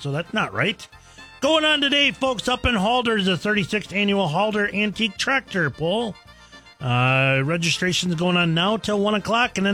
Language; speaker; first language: English; native; English